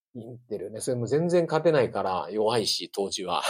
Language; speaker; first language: Japanese; native; Japanese